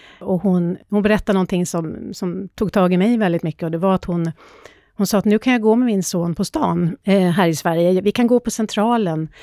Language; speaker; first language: Swedish; native; Swedish